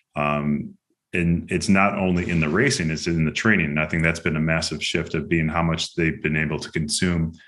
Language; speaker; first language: English; native; English